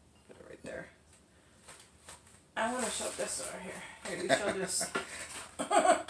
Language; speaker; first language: English; native; English